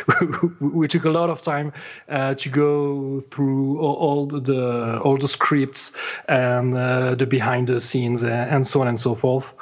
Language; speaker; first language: English; non-native, fluent; French